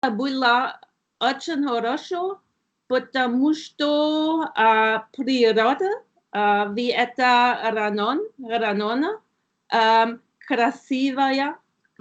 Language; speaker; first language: Russian; non-native, learner; German